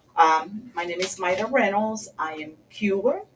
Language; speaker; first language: English; early bilingual, other home language; Spanish